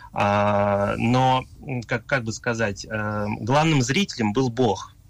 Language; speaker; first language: Russian; early bilingual, heritage; Russian